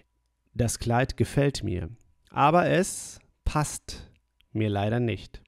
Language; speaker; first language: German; non-native, fluent; English